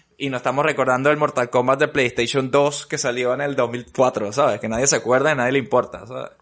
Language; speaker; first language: Spanish; native; Spanish